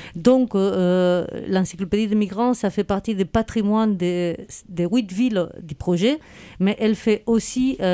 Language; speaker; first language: French; non-native, fluent; Spanish